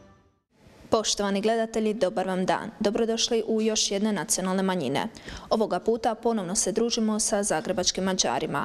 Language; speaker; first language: Croatian; native; Croatian